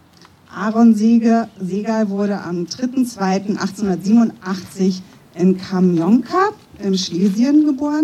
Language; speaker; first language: German; native; German